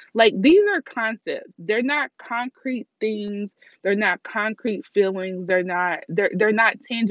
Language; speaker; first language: English; native; English